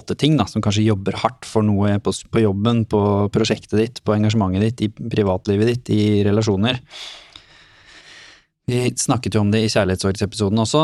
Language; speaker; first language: Norwegian; native; Norwegian